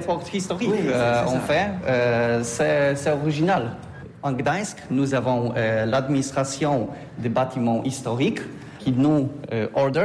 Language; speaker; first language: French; non-native, learner; Polish